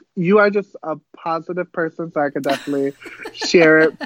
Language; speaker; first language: English; early bilingual, other home language; Kabuverdianu